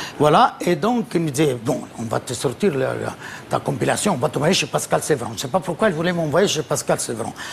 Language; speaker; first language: French; non-native, fluent; Italian